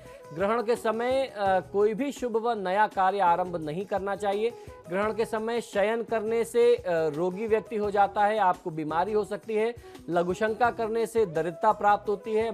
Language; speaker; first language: Hindi; native; Hindi